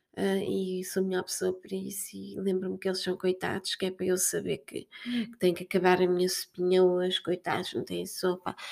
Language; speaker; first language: Portuguese; native; Portuguese